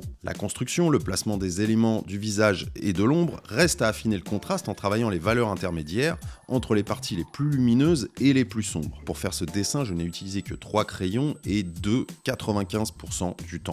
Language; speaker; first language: French; native; French